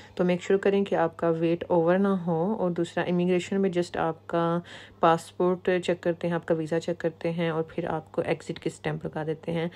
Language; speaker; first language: Urdu; non-native, local second language; Punjabi